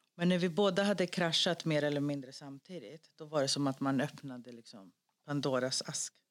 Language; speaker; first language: Swedish; early bilingual, other home language; Greek